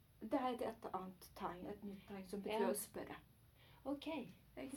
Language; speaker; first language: Norwegian; non-native, learner; Chinese